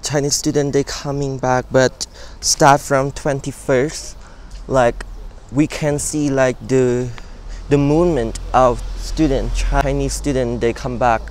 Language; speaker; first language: English; non-native, learner; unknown